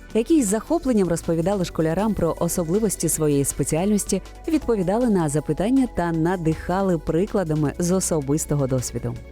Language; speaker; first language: Ukrainian; native; Ukrainian